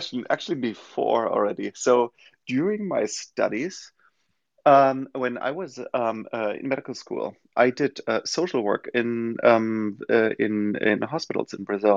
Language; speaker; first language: English; non-native, fluent; German